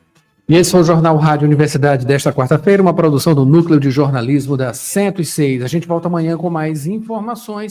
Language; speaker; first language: Portuguese; native; Portuguese